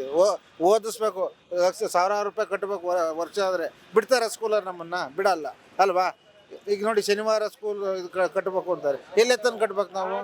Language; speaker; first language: Kannada; native; Kannada